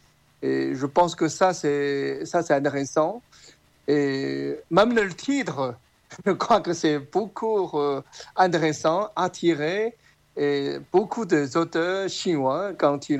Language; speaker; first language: French; non-native, fluent; Chinese